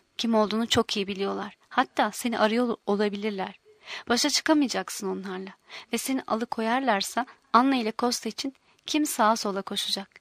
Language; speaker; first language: Turkish; native; Turkish